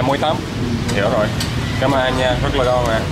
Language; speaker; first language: Vietnamese; non-native, learner; English